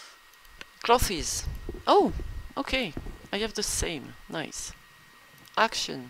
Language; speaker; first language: English; non-native, learner; French